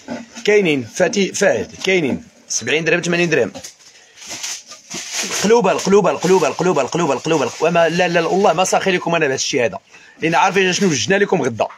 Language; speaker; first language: Arabic; native; Arabic